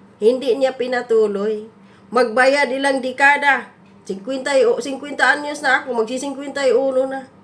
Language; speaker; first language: Filipino; non-native, local second language; Cebuano